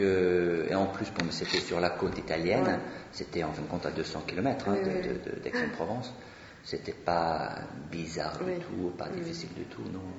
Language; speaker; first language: French; non-native, fluent; Swedish